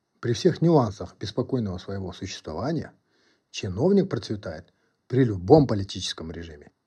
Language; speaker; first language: Russian; non-native, local second language; Kazakh